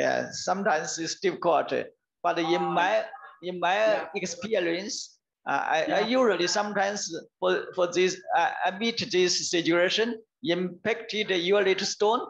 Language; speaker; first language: English; non-native, learner; Chinese